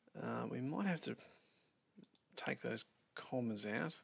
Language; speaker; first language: English; native; English